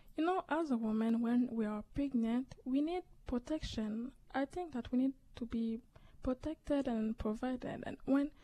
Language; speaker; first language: English; native; English